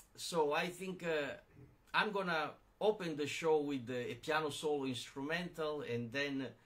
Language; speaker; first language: English; non-native, fluent; Italian